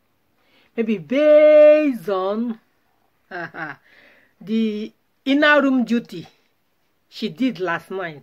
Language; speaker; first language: English; non-native, local second language; Igbo